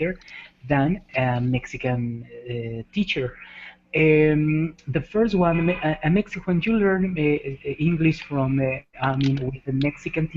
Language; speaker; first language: English; non-native, fluent; Spanish